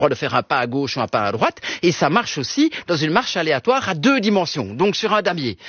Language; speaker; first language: French; early bilingual, other home language; Italian